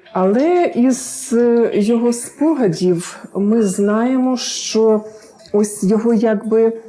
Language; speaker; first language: Ukrainian; native; Ukrainian